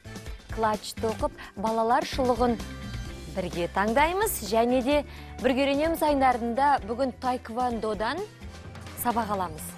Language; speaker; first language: Kazakh; native; Kazakh